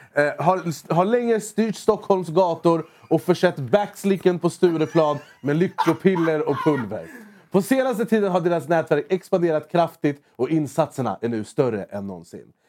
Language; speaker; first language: Swedish; early bilingual, other home language; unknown